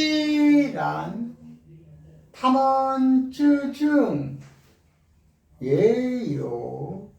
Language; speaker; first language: Chinese; non-native, learner; Korean